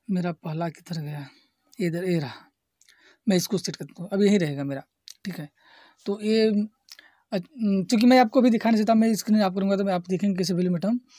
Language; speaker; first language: Hindi; native; Hindi